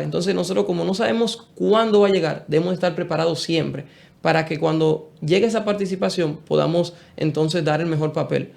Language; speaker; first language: Spanish; native; Spanish